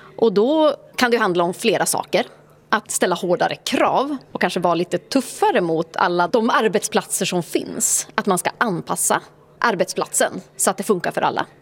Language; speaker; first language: Swedish; native; Swedish